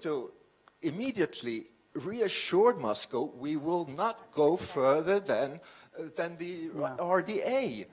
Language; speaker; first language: English; non-native, fluent; French